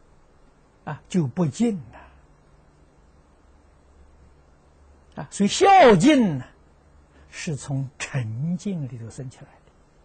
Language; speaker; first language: Chinese; native; Chinese